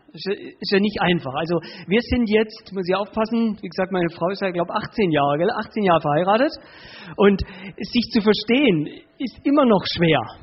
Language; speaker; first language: German; early bilingual, other home language; Spanish